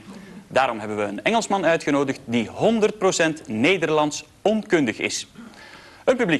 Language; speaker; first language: Dutch; native; Dutch